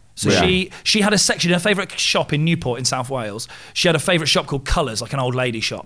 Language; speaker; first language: English; native; English